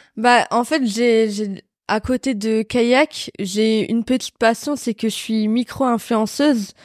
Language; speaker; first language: French; native; French